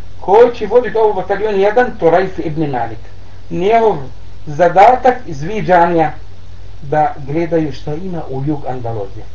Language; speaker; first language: Bosnian; non-native, learner; Arabic